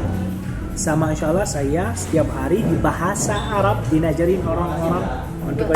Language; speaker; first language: Indonesian; non-native, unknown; Arabic